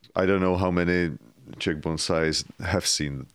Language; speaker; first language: English; non-native, fluent; Czech